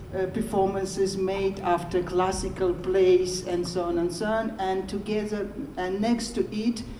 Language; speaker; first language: English; non-native, learner; Russian